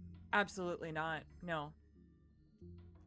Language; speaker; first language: English; native; English